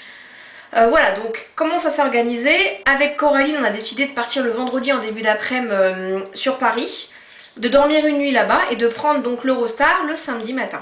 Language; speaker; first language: French; native; French